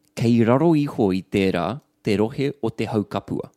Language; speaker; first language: Māori; non-native, local second language; English